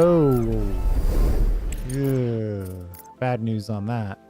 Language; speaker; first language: English; native; English